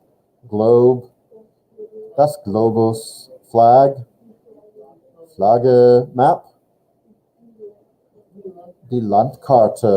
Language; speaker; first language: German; non-native, fluent; English